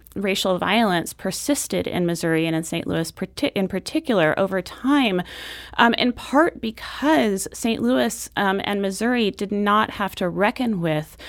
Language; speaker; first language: English; native; English